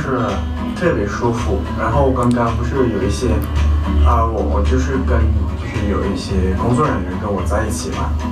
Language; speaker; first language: Chinese; non-native, fluent; Thai